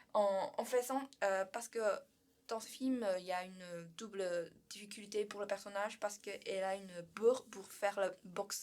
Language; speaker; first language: French; non-native, learner; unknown